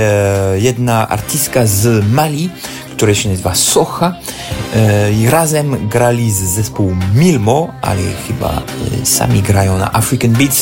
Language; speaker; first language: Polish; non-native, fluent; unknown